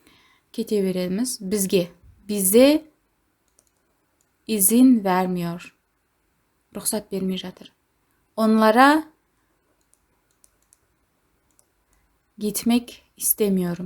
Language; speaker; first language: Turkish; non-native, fluent; Kazakh